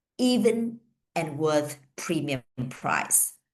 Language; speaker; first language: English; non-native, fluent; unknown